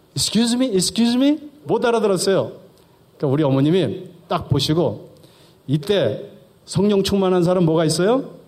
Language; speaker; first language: Korean; early bilingual, heritage; Korean